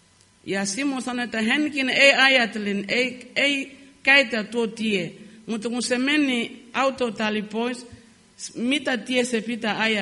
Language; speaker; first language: Finnish; non-native, learner; Lingala